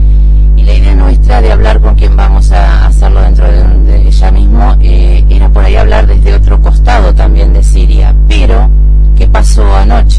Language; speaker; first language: Spanish; native; Spanish